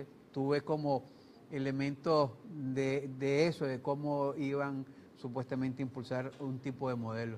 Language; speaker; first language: Spanish; native; Spanish